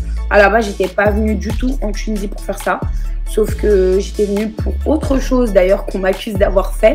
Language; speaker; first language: French; native; French